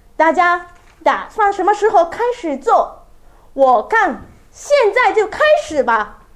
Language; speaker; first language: Chinese; non-native, learner; Japanese